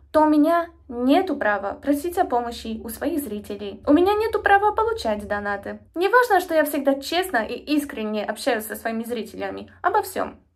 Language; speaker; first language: Russian; non-native, fluent; Polish